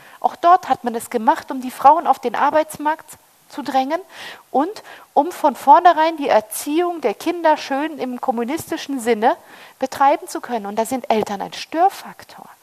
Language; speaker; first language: German; early bilingual, heritage; German